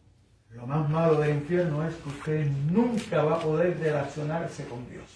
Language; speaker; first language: Spanish; native; Spanish